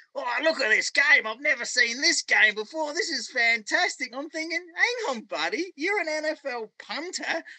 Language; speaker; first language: English; native; English